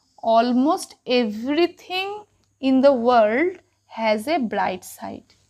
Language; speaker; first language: English; non-native, local second language; Bangla